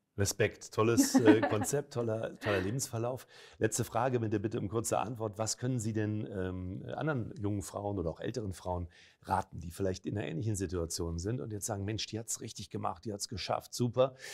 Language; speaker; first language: German; native; German